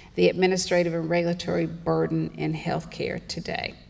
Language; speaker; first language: English; native; English